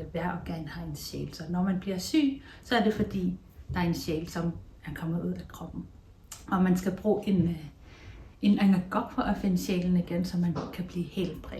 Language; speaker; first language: Danish; non-native, local second language; Kalaallisut